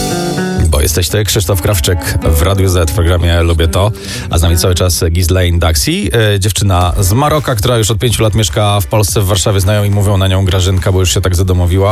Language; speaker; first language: Polish; native; Polish